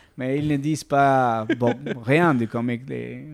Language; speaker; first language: French; non-native, learner; Spanish